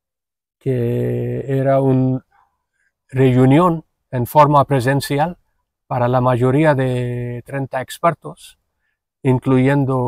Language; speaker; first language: Spanish; non-native, fluent; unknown